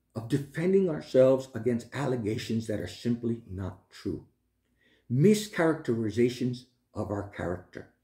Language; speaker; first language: English; early bilingual, other home language; Spanish